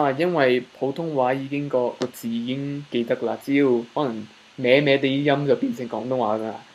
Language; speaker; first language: Cantonese; native; Cantonese